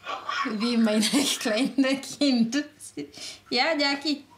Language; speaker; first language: German; non-native, learner; Swahili